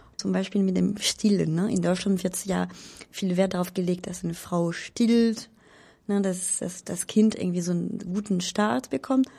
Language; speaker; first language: German; non-native, fluent; French